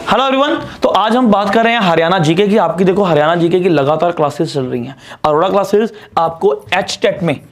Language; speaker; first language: Hindi; non-native, local second language; Punjabi